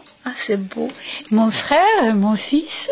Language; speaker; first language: French; non-native, fluent; Dutch